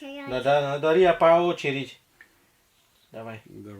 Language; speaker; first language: Russian; non-native, fluent; Indonesian